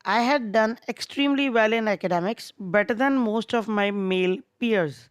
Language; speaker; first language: English; non-native, local second language; Punjabi